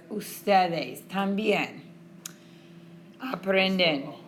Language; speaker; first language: Spanish; non-native, fluent; English